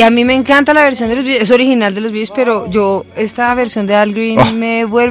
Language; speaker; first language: Spanish; native; Spanish